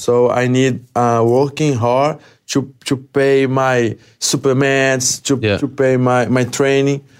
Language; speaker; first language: English; non-native, learner; Portuguese